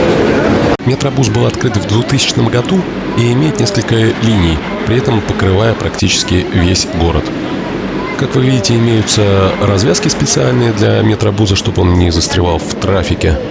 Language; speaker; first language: Russian; native; Russian